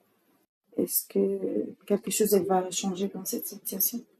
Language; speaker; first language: French; non-native, learner; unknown